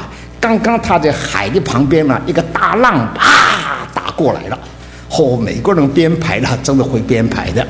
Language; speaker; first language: Chinese; native; Chinese